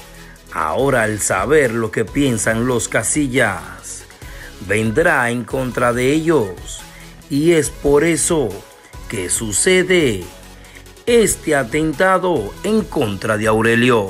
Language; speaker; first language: Spanish; native; Spanish